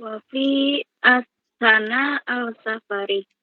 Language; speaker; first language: Arabic; non-native, learner; Indonesian